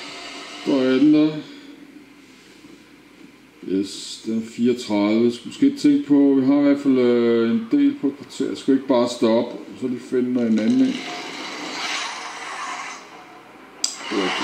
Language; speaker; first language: Danish; native; Danish